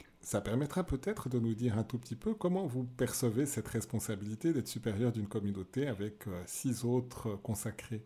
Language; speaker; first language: French; native; French